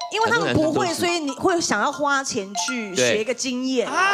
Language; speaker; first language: Chinese; native; Chinese